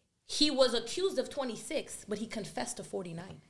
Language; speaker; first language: English; native; English